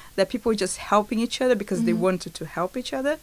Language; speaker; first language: English; non-native, fluent; Portuguese